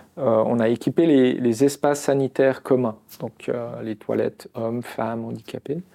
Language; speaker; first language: French; non-native, local second language; Arabic